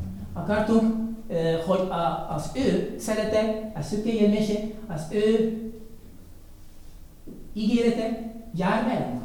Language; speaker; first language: Hungarian; non-native, learner; Spanish